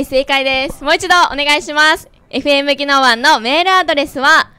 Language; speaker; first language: Japanese; native; Japanese